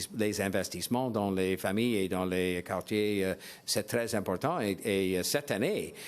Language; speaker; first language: French; non-native, learner; English